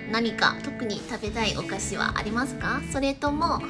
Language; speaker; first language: Japanese; non-native, fluent; Chinese